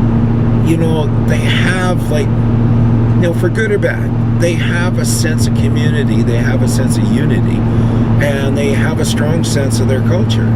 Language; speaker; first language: English; native; English